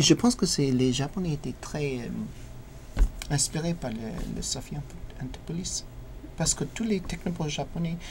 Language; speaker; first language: French; non-native, learner; English